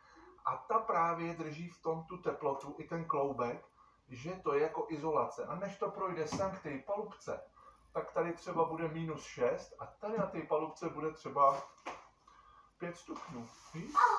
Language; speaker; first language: Czech; native; Czech